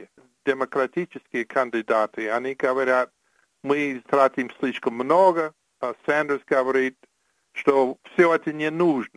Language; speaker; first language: Russian; non-native, fluent; English